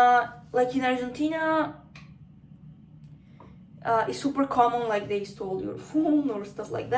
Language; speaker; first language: English; non-native, fluent; Spanish